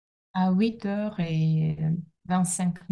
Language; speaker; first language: French; non-native, learner; Russian